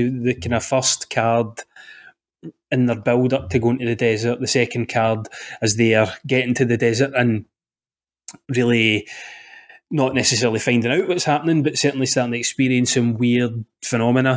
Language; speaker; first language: English; native; English